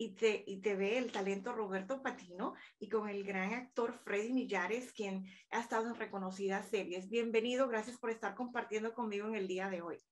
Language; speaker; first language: Spanish; native; Spanish